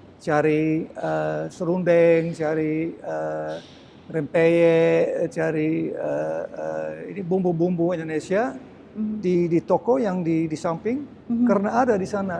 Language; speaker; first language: Indonesian; early bilingual, heritage; Dutch